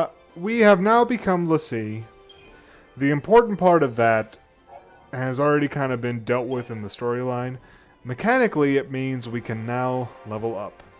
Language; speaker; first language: English; native; English